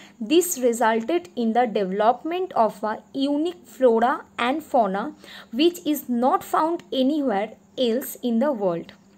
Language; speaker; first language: English; non-native, local second language; Bangla